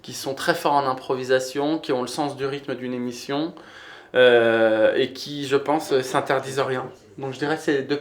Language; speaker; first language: French; native; French